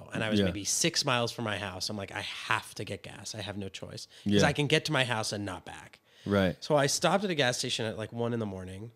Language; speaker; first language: English; native; English